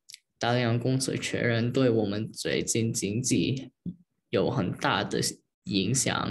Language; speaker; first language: Chinese; early bilingual, heritage; Chinese